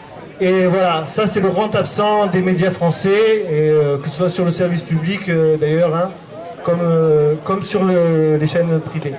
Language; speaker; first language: French; native; French